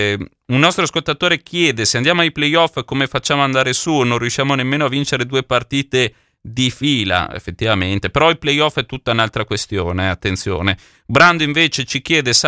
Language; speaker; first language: Italian; native; Italian